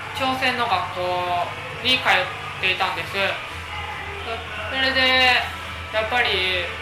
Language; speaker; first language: Japanese; native; Japanese